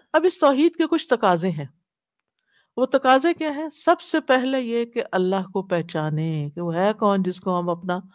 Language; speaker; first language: Urdu; native; Urdu